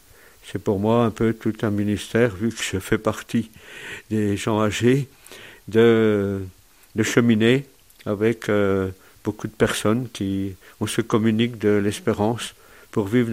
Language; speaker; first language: French; native; French